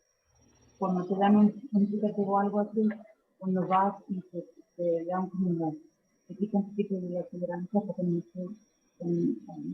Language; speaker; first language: Spanish; early bilingual, heritage; Spanish